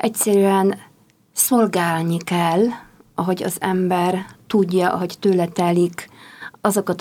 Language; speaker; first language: Hungarian; non-native, fluent; Polish